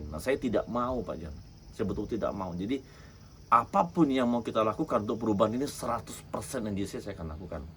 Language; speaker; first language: Indonesian; native; Indonesian